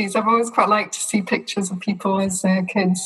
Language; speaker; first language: English; native; English